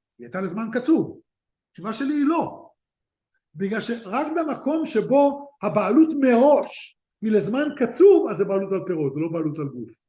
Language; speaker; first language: Hebrew; native; Hebrew